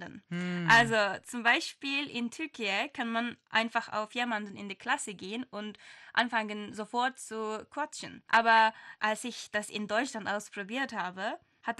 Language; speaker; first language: German; non-native, learner; Turkish